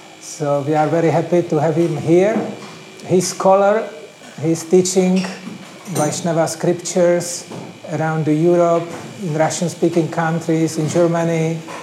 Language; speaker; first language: English; non-native, fluent; Czech